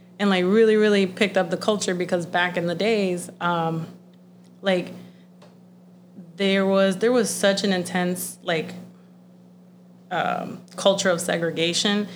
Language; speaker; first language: English; early bilingual, other home language; Spanish